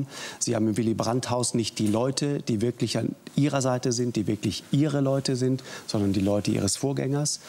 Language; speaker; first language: German; native; German